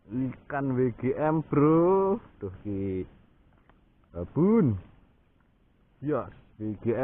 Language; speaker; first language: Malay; non-native, local second language; Javanese